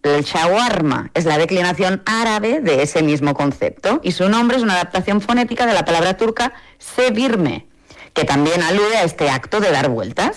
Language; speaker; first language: Spanish; native; Spanish